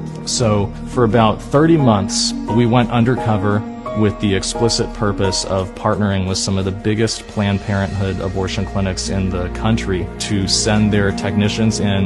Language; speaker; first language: English; native; English